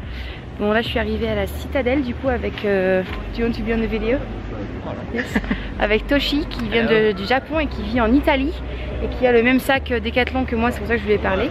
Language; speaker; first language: French; native; French